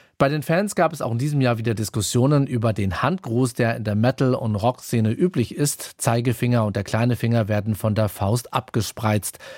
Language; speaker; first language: German; native; German